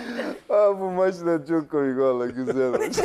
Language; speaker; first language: Turkish; non-native, learner; Portuguese